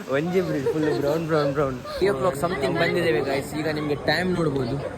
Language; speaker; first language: Kannada; non-native, local second language; Tulu